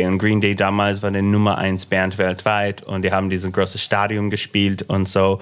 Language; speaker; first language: German; non-native, fluent; English